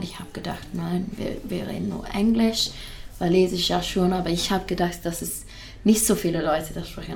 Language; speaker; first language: German; non-native, fluent; English